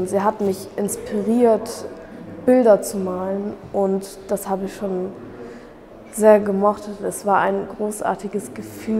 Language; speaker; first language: German; early bilingual, other home language; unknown